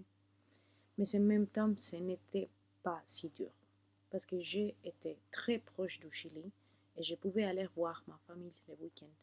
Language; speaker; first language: French; non-native, fluent; Spanish